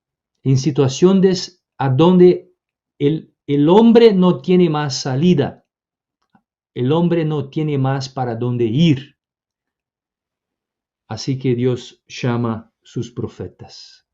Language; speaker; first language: Spanish; non-native, fluent; Portuguese